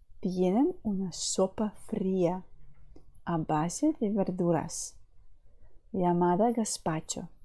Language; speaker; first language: Spanish; non-native, fluent; Ukrainian